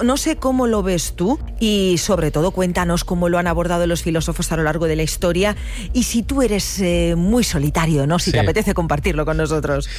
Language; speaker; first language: Spanish; native; Spanish